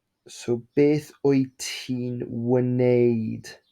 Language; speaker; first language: Welsh; non-native, local second language; English